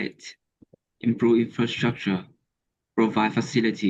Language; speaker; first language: English; non-native, learner; Vietnamese